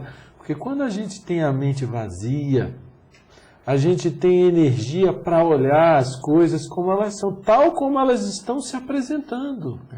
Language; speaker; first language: Portuguese; native; Portuguese